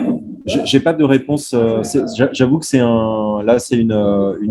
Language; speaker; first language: French; native; French